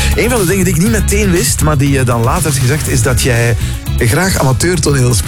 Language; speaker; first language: Dutch; native; Dutch